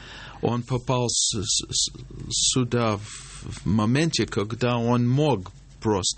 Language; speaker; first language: Russian; non-native, fluent; English